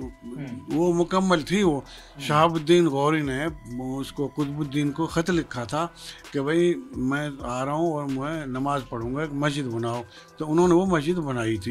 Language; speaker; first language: Hindi; native; Hindi